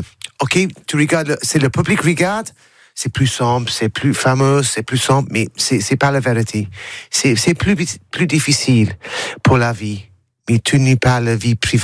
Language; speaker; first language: French; non-native, learner; English